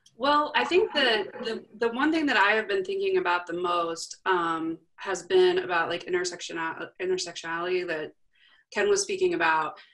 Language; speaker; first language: English; native; English